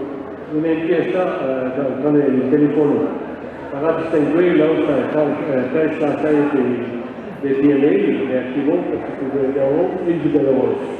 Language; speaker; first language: Spanish; non-native, learner; French